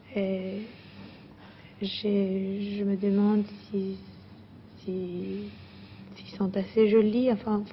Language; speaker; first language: French; non-native, fluent; Greek